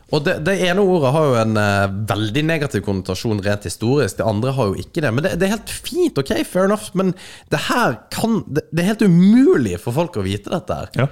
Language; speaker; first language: Norwegian; native; Norwegian